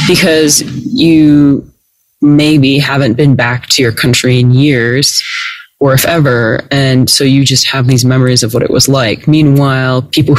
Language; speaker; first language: English; native; English